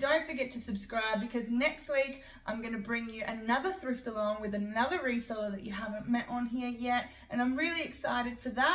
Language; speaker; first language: English; native; English